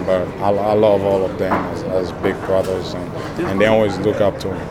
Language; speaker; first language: English; non-native, fluent; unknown